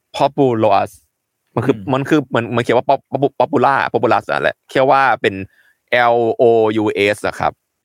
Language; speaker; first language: Thai; native; Thai